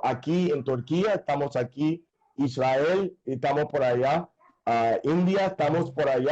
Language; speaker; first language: Spanish; non-native, fluent; English